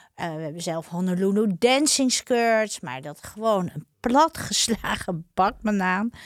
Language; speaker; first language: Dutch; early bilingual, other home language; Indonesian